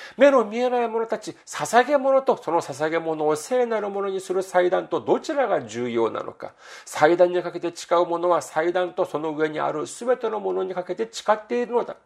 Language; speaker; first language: Japanese; non-native, fluent; Korean